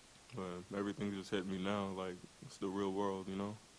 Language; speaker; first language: English; native; English